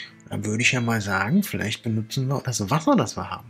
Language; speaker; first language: German; native; German